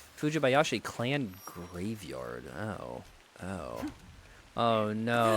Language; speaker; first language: English; native; English